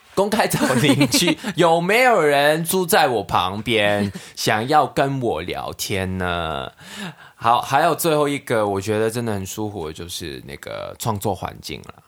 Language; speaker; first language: Chinese; non-native, local second language; Cantonese